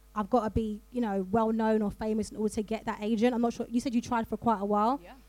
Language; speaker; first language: English; native; English